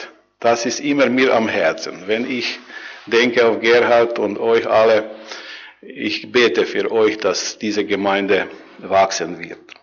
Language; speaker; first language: German; non-native, learner; Croatian